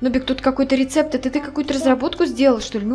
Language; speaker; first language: Russian; native; Russian